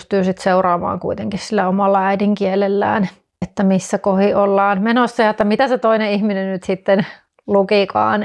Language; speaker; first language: Finnish; native; Finnish